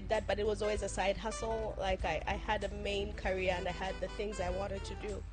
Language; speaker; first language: English; non-native, local second language; Tumbuka